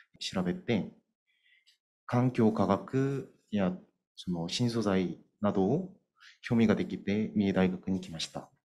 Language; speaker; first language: Japanese; non-native, fluent; Korean